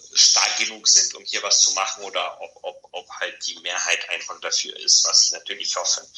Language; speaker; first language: German; non-native, fluent; Bulgarian